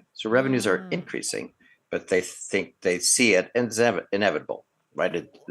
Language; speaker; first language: English; native; English